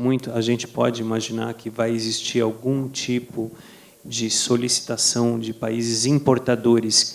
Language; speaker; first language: Portuguese; non-native, fluent; Spanish